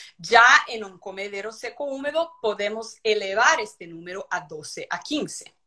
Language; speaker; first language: Spanish; non-native, fluent; Portuguese